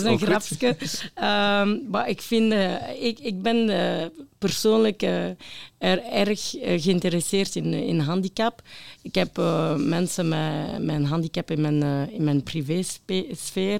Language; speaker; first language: Dutch; non-native, local second language; French